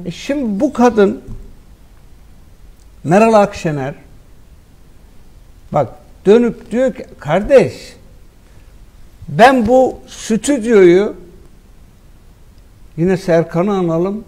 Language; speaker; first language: Turkish; native; Turkish